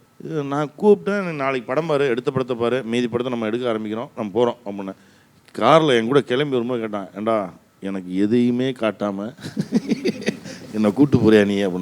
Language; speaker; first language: Tamil; native; Tamil